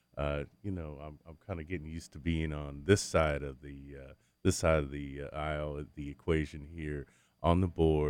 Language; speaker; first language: English; native; English